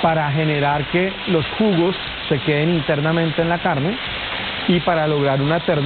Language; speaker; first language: Spanish; native; Spanish